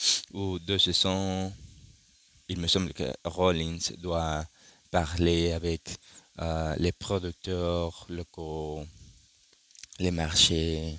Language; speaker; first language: French; non-native, learner; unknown